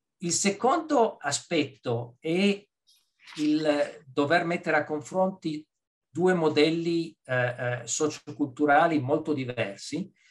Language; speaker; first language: Italian; native; Italian